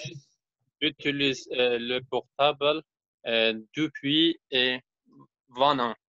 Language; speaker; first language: French; non-native, learner; Kurdish